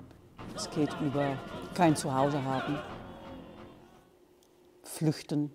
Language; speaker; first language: German; non-native, fluent; Dutch